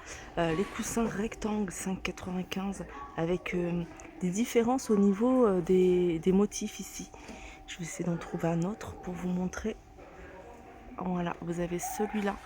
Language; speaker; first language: French; native; French